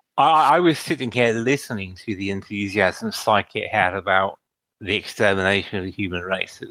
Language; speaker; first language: English; native; English